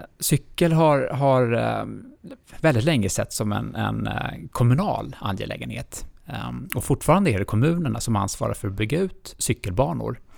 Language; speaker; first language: Swedish; native; Swedish